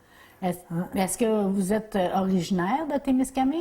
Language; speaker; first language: French; native; French